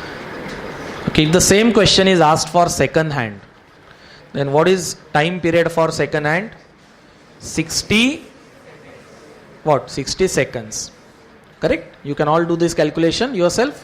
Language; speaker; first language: English; non-native, local second language; Marathi